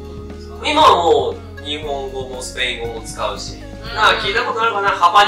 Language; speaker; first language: Japanese; native; Japanese